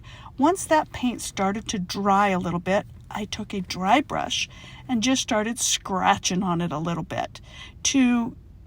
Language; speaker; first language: English; native; English